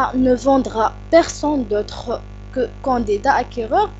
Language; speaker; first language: French; non-native, local second language; Arabic